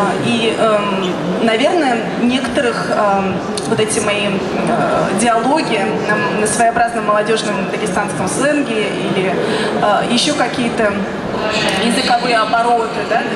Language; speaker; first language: Russian; native; Russian